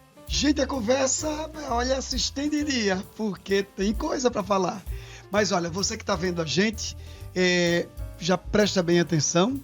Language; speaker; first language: Portuguese; native; Portuguese